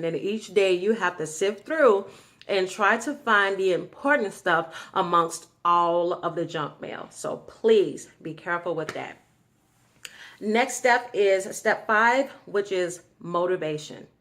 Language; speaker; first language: English; native; English